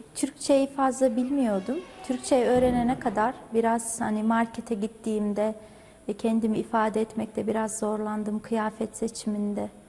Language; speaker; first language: Turkish; non-native, fluent; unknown